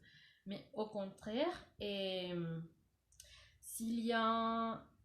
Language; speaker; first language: French; non-native, learner; Spanish